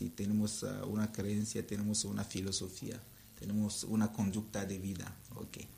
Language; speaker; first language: Spanish; non-native, fluent; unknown